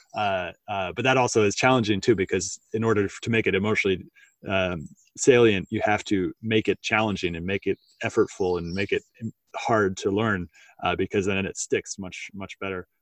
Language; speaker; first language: English; native; English